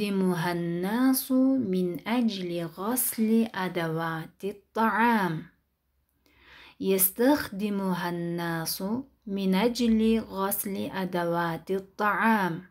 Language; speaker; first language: Arabic; non-native, fluent; Kyrgyz